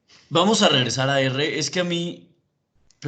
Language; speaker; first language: Spanish; native; Spanish